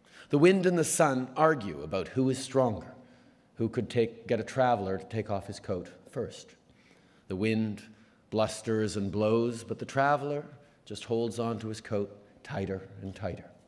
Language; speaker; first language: English; native; English